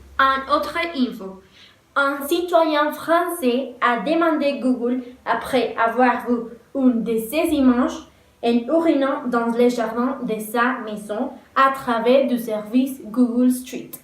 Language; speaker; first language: French; non-native, learner; Spanish